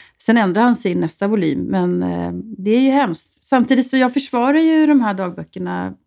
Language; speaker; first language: Swedish; native; Swedish